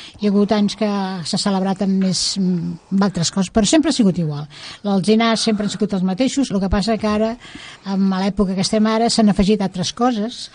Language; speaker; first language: Catalan; non-native, local second language; Spanish